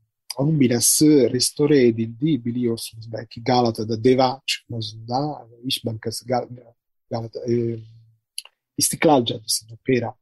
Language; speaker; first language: Turkish; non-native, fluent; Italian